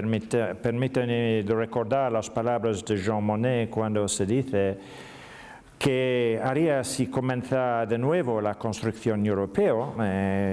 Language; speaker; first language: Spanish; non-native, learner; English